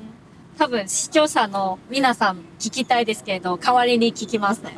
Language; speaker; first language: Japanese; non-native, fluent; Cantonese